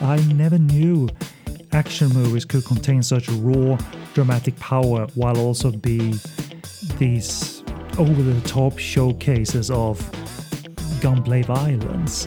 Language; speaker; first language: English; non-native, fluent; Swedish